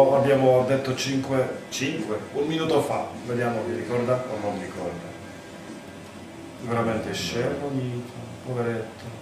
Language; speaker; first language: Italian; non-native, learner; Polish